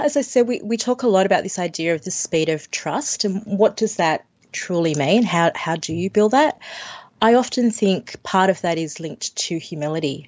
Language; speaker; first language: English; native; English